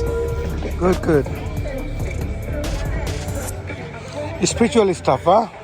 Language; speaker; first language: English; non-native, learner; Sinhala